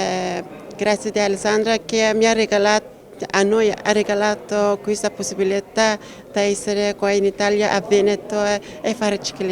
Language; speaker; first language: Italian; non-native, learner; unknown